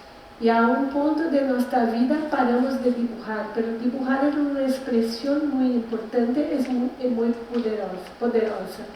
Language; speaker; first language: Spanish; non-native, learner; Portuguese